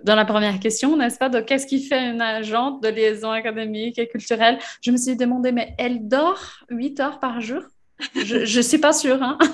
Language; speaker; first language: French; non-native, fluent; Portuguese